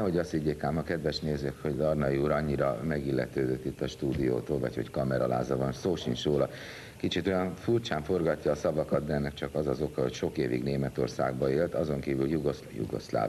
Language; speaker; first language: Hungarian; native; Hungarian